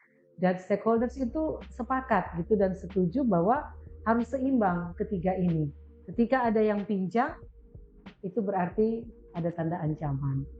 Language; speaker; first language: Indonesian; native; Indonesian